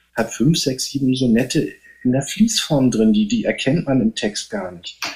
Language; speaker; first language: German; native; German